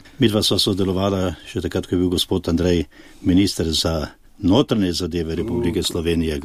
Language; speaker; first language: Slovenian; native; Slovenian